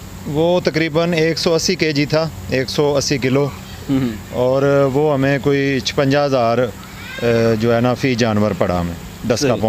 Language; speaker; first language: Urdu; non-native, local second language; Punjabi